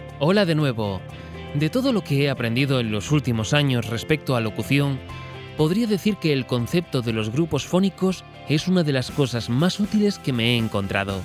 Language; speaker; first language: Spanish; native; Spanish